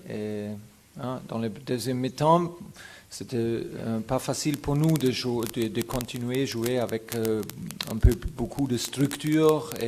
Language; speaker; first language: French; non-native, fluent; German